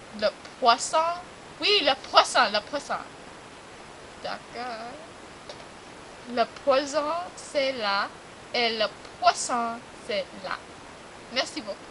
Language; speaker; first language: French; non-native, learner; English